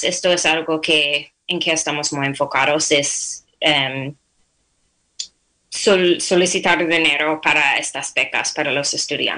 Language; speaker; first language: Spanish; non-native, fluent; English